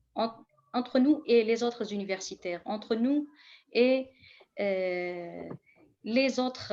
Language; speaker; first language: French; non-native, fluent; Kurdish